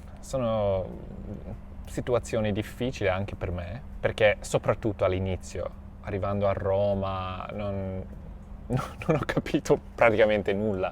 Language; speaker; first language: Italian; non-native, fluent; English